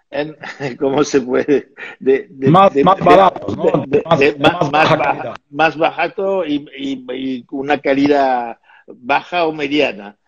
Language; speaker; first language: Spanish; non-native, fluent; French